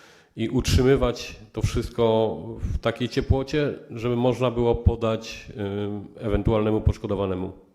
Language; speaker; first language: Polish; native; Polish